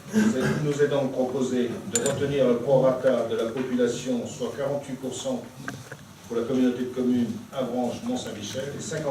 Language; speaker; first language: French; native; French